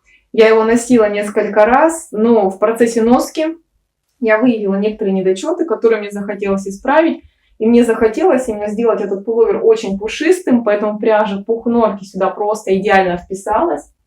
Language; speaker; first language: Russian; native; Russian